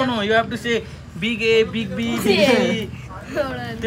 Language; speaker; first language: English; non-native, learner; Nepali